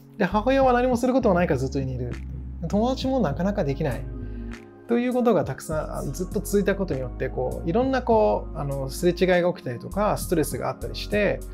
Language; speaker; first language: Japanese; early bilingual, other home language; English